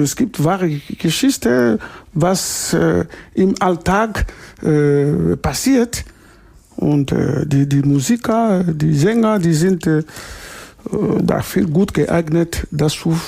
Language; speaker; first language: German; non-native, learner; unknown